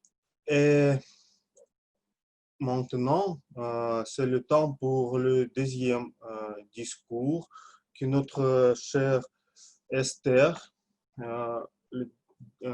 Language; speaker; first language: French; non-native, fluent; Russian